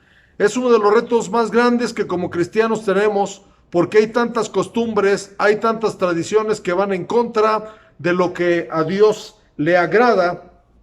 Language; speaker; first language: Spanish; native; Spanish